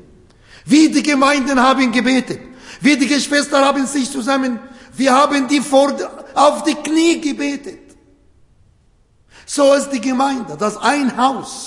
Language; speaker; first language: German; non-native, fluent; Arabic